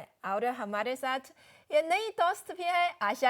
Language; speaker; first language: Hindi; non-native, fluent; Chinese